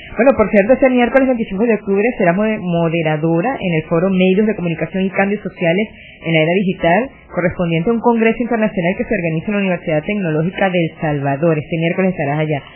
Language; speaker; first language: Spanish; native; Spanish